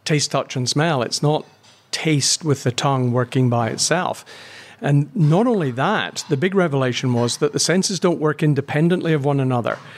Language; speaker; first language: English; native; English